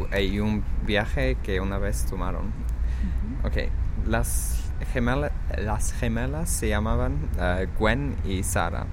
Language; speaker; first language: Spanish; non-native, fluent; English